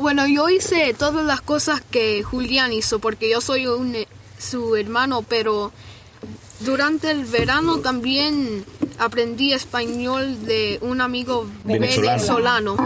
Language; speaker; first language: Spanish; early bilingual, other home language; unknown